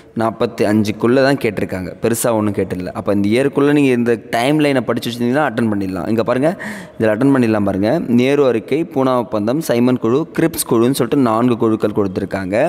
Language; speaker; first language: Tamil; native; Tamil